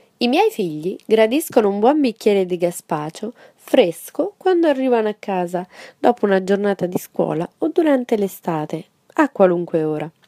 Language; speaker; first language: Italian; non-native, fluent; Spanish